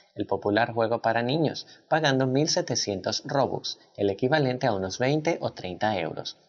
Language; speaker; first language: Spanish; native; Spanish